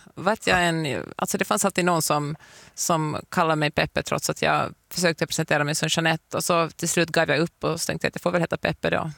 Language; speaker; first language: Swedish; native; Swedish